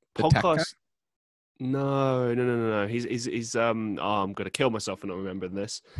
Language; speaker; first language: English; native; English